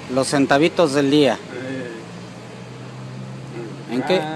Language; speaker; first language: Spanish; native; Spanish